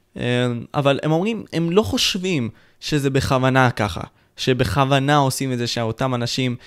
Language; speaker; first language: Hebrew; non-native, fluent; Spanish